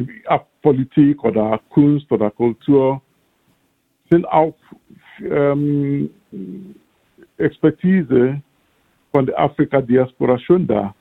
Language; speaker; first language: German; non-native, fluent; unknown